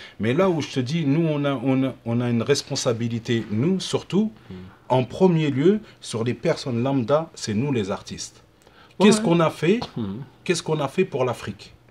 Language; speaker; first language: French; early bilingual, other home language; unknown